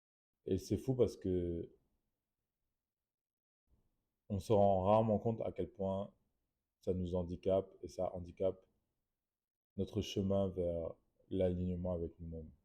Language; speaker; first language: French; native; French